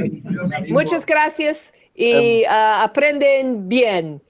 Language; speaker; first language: Spanish; non-native, learner; English